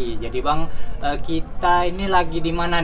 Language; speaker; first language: Indonesian; native; Indonesian